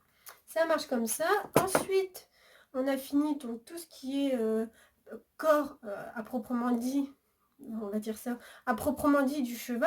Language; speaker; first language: French; native; French